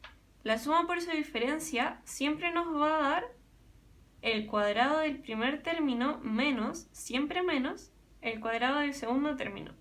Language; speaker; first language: Spanish; native; Spanish